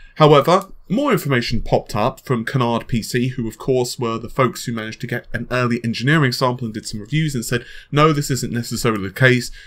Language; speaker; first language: English; native; English